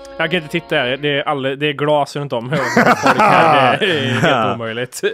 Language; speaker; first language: Swedish; native; Swedish